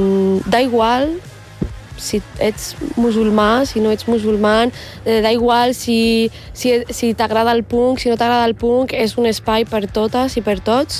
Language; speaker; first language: Catalan; early bilingual, other home language; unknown